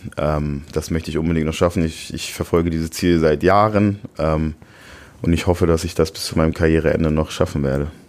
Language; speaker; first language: German; native; German